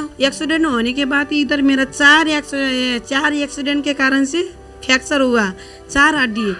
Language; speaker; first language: Hindi; non-native, local second language; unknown